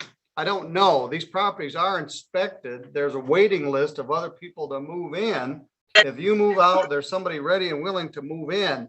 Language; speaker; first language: English; native; English